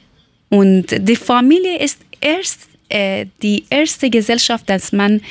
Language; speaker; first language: German; non-native, learner; Persian